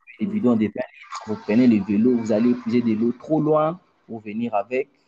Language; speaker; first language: French; non-native, local second language; Luba-Lulua